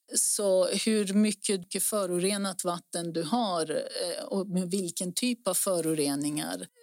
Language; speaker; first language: Swedish; early bilingual, other home language; Greek